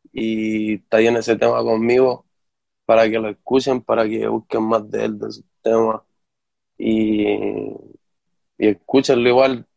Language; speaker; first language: Spanish; native; Spanish